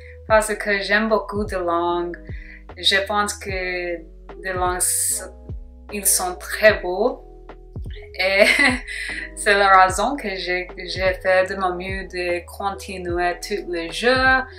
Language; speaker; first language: French; non-native, learner; English